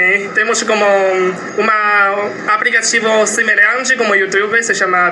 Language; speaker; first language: Portuguese; non-native, learner; Chinese